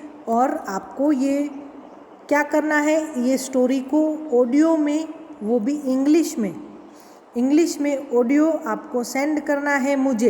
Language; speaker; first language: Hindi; native; Hindi